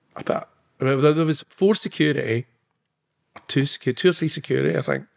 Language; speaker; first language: English; native; English